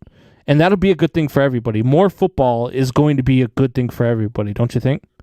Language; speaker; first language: English; native; English